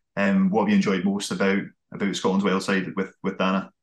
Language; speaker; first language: English; native; English